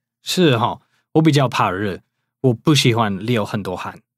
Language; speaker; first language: Chinese; non-native, fluent; English